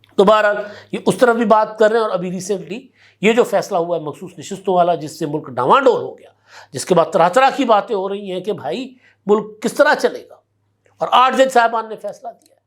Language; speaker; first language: Urdu; non-native, local second language; Sindhi